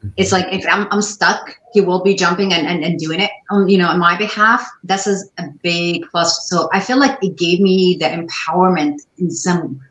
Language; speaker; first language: English; non-native, fluent; Arabic